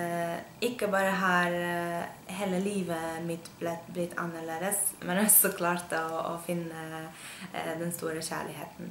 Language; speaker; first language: Norwegian; non-native, fluent; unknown